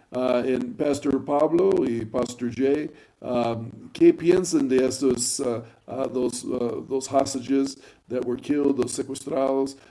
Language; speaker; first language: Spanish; non-native, fluent; English